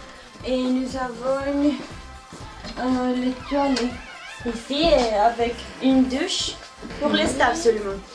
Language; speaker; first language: French; non-native, learner; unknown